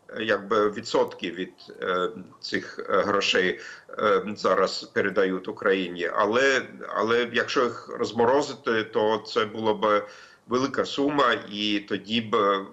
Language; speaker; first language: Ukrainian; non-native, fluent; German